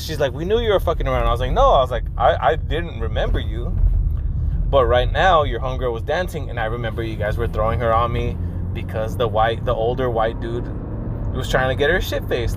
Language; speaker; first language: English; early bilingual, other home language; Spanish